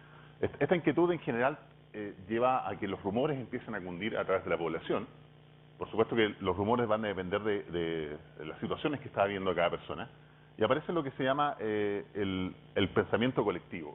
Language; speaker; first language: Spanish; native; Spanish